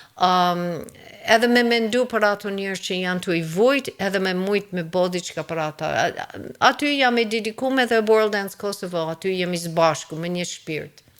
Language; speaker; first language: Albanian; non-native, fluent; English